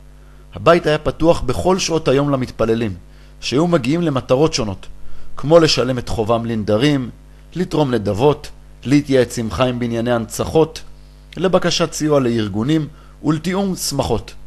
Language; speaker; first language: Hebrew; native; Hebrew